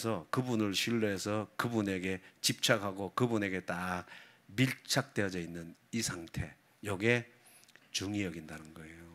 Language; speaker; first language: Korean; native; Korean